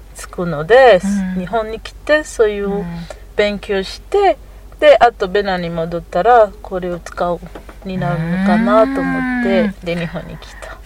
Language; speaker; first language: Japanese; non-native, fluent; Fon